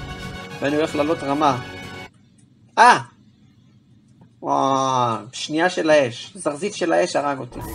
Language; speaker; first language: Hebrew; native; Hebrew